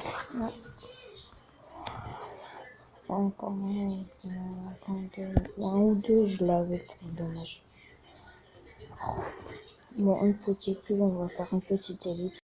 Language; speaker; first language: French; native; French